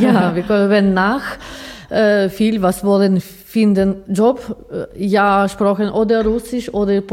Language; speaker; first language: German; non-native, learner; Ukrainian